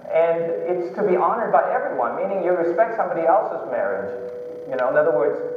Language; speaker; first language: English; early bilingual, other home language; Chinese